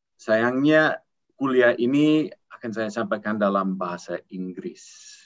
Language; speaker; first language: Indonesian; non-native, fluent; English